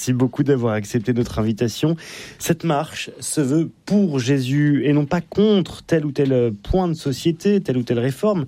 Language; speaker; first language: French; native; French